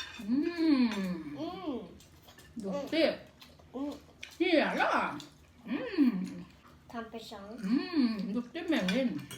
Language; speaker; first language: Swedish; non-native, fluent; Thai